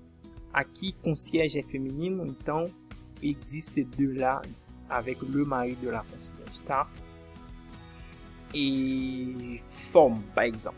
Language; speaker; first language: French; non-native, fluent; Portuguese